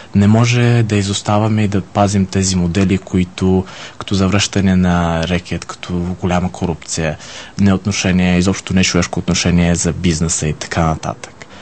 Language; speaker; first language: Bulgarian; early bilingual, heritage; Bulgarian